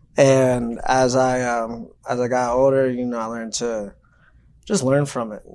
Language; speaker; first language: English; native; English